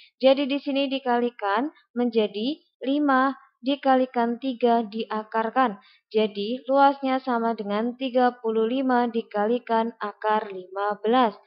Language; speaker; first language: Indonesian; native; Indonesian